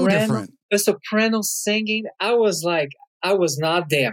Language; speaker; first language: English; non-native, fluent; Portuguese